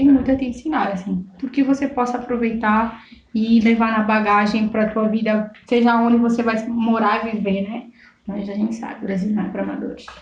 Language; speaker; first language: Portuguese; non-native, local second language; Kabuverdianu